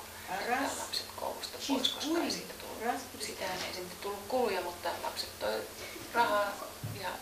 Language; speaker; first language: Finnish; native; Finnish